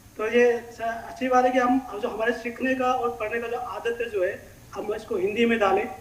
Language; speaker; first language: Hindi; non-native, local second language; Manipuri